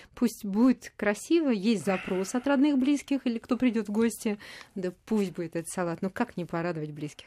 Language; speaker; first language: Russian; native; Russian